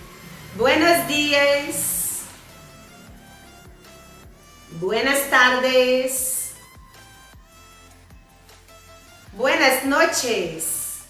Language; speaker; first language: Spanish; non-native, learner; Portuguese